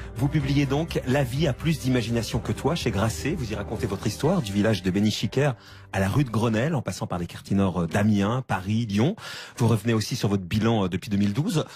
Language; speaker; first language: French; native; French